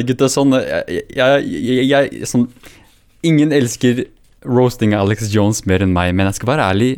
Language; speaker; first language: Norwegian; early bilingual, other home language; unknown